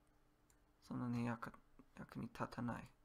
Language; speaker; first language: Japanese; non-native, learner; English